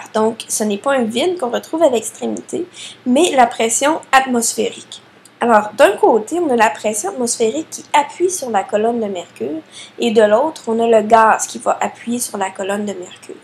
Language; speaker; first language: French; native; French